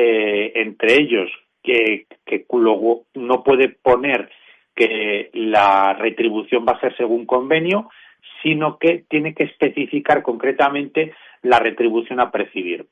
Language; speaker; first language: Spanish; native; Spanish